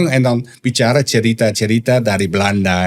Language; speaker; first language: Indonesian; non-native, learner; Dutch